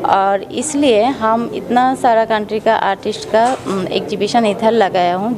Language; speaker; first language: Hindi; non-native, local second language; Bangla